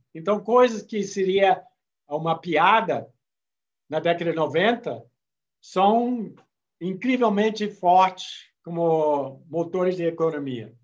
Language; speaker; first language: Portuguese; non-native, fluent; English